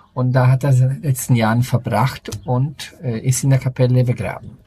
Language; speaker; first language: German; early bilingual, other home language; Italian